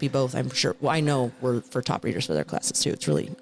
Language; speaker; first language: English; native; English